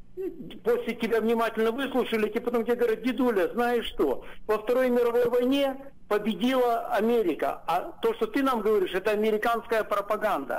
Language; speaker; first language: Russian; native; Russian